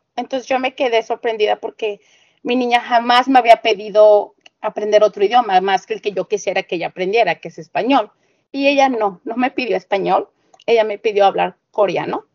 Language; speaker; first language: Spanish; native; Spanish